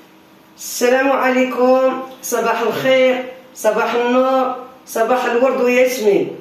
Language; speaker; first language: Arabic; non-native, local second language; Riffian